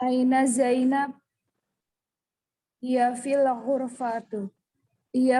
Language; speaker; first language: Arabic; non-native, learner; Indonesian